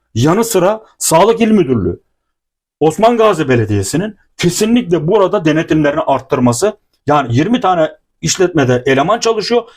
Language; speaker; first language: Turkish; native; Turkish